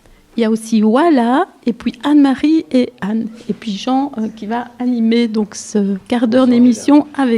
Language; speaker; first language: French; native; French